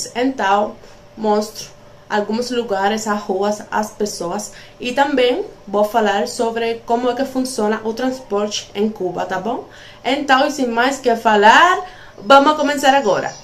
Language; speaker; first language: Portuguese; non-native, learner; Spanish